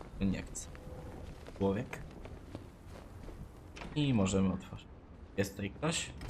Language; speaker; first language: Polish; native; Polish